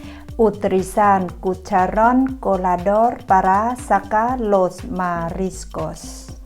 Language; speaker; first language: Spanish; non-native, learner; Thai